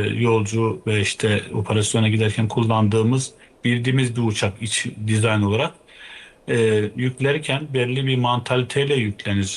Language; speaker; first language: Turkish; native; Turkish